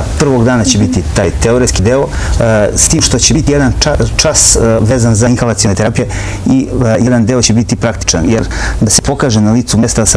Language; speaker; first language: Serbian; native; Serbian